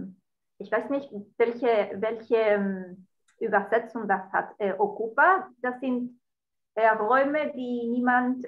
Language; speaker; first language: German; non-native, fluent; Spanish